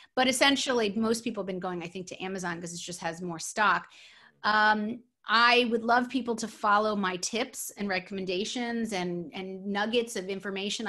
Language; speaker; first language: English; native; English